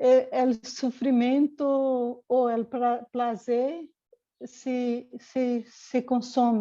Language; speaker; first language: Spanish; non-native, learner; Portuguese